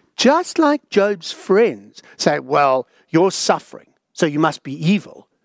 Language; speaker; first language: English; native; English